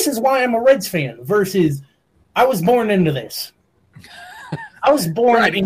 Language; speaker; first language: English; native; English